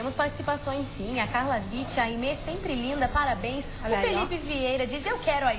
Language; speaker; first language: Portuguese; native; Portuguese